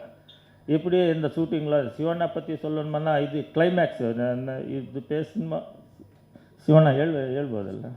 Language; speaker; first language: Tamil; non-native, learner; Kannada